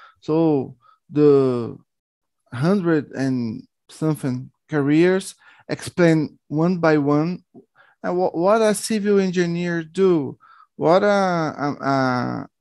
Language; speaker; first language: English; non-native, learner; Portuguese